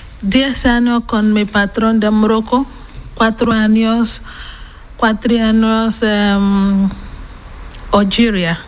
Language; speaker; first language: Spanish; non-native, learner; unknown